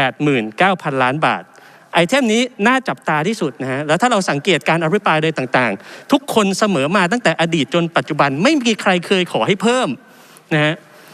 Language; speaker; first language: Thai; native; Thai